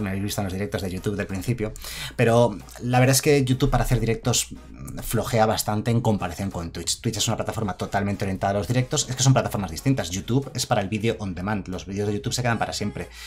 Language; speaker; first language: Spanish; native; Spanish